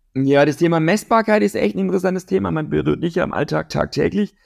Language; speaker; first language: German; native; German